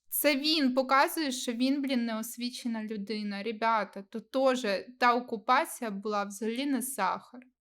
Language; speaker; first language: Ukrainian; non-native, local second language; Russian